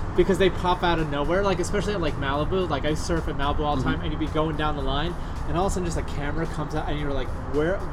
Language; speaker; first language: English; native; English